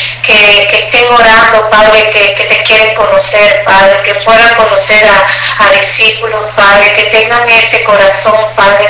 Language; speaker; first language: Spanish; native; Spanish